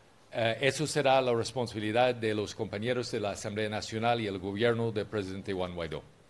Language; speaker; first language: Spanish; non-native, fluent; English